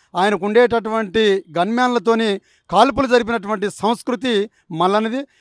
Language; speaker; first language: Telugu; native; Telugu